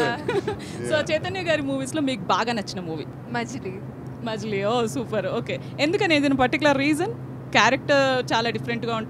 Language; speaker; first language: Telugu; native; Telugu